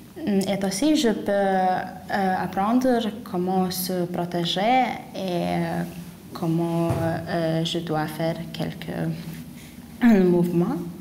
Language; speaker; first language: French; non-native, learner; Lithuanian